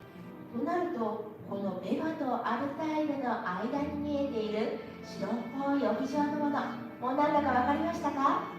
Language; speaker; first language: Japanese; native; Japanese